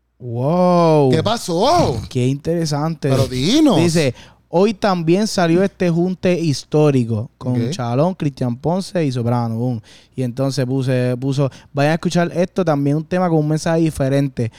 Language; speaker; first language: Spanish; native; Spanish